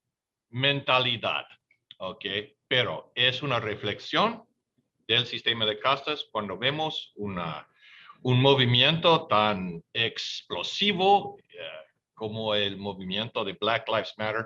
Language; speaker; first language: Spanish; non-native, fluent; English